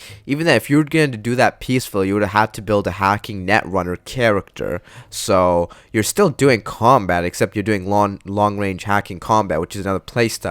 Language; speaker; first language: English; native; English